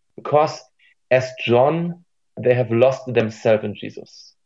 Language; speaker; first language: English; non-native, fluent; German